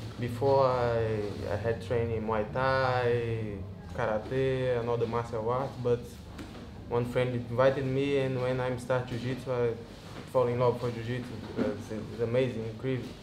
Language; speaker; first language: English; non-native, learner; Portuguese